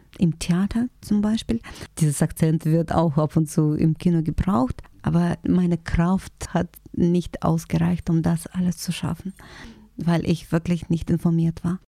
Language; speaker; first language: German; non-native, fluent; Russian